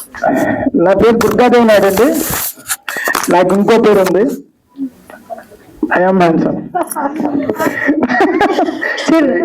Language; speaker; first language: Telugu; native; Telugu